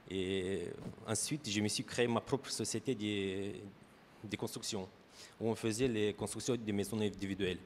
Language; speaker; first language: French; non-native, fluent; Romanian